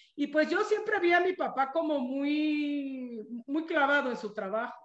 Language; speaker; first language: Spanish; non-native, local second language; Zapotec